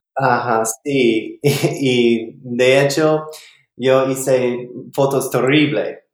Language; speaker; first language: Spanish; non-native, learner; English